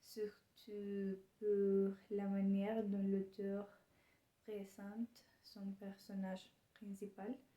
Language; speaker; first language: French; non-native, learner; Spanish